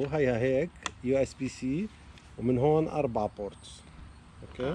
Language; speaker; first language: Arabic; native; Arabic